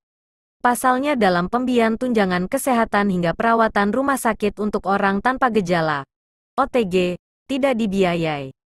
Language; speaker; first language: Indonesian; native; Indonesian